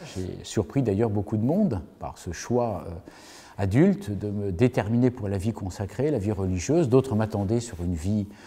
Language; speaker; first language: French; native; French